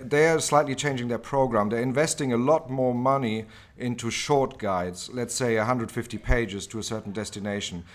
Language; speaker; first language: English; non-native, fluent; German